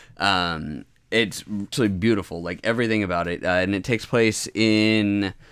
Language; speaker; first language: English; native; English